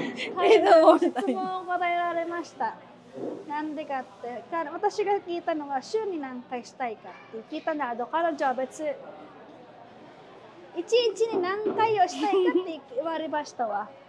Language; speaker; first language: Japanese; non-native, fluent; Filipino